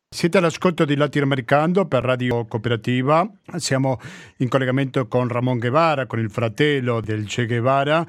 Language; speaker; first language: Italian; non-native, fluent; Spanish